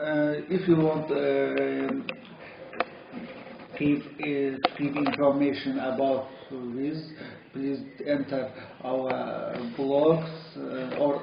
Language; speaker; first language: English; non-native, learner; Azerbaijani